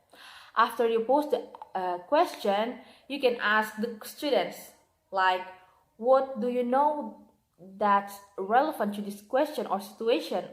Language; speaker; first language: English; non-native, learner; Indonesian